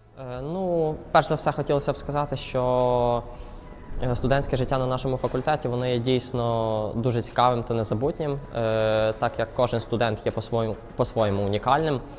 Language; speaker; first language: Ukrainian; native; Ukrainian